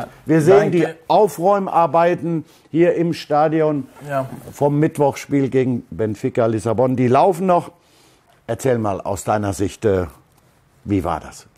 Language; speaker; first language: German; native; German